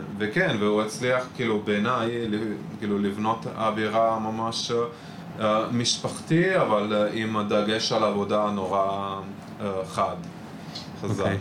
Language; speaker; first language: Hebrew; non-native, fluent; Italian